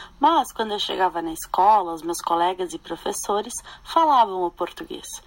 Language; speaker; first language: Portuguese; non-native, local second language; German